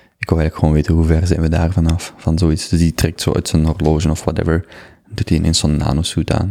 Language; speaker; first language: Dutch; native; Dutch